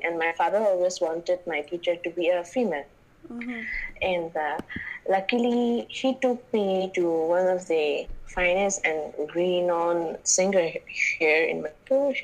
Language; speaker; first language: English; non-native, local second language; Manipuri